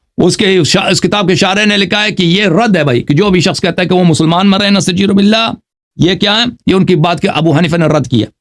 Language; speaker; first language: Urdu; non-native, fluent; Persian